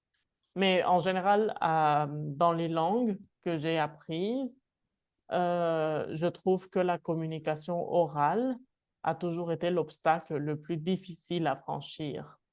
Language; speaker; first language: French; non-native, fluent; Spanish